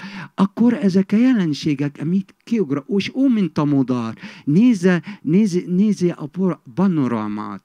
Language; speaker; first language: Hungarian; non-native, fluent; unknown